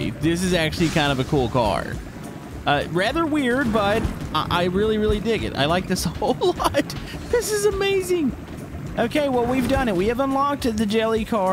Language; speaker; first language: English; native; English